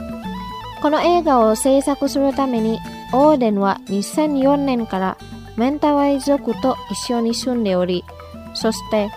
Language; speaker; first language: Japanese; non-native, fluent; Indonesian